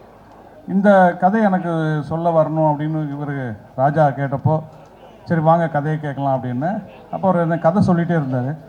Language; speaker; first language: Tamil; native; Tamil